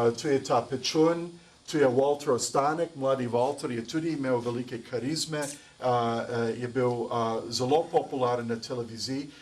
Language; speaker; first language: Slovenian; early bilingual, heritage; English